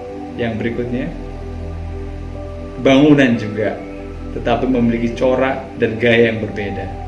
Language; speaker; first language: Indonesian; native; Indonesian